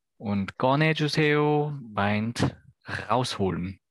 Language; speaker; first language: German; non-native, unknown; Korean